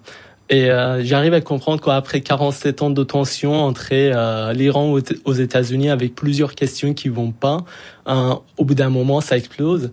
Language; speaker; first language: French; non-native, fluent; Persian